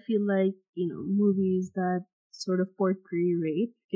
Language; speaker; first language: English; non-native, local second language; Bangla